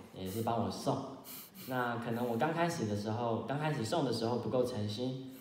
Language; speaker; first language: Chinese; early bilingual, heritage; Chinese